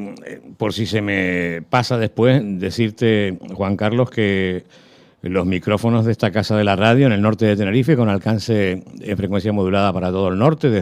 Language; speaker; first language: Spanish; native; Spanish